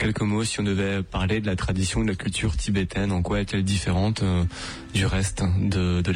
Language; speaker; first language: French; native; French